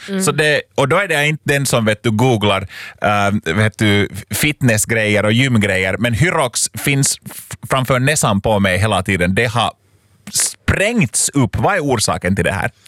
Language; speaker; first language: Swedish; native; Swedish